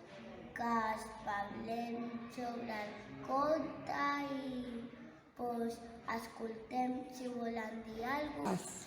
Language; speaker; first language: Catalan; non-native, local second language; Spanish